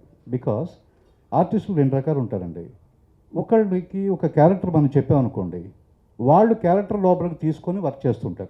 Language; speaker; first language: Telugu; native; Telugu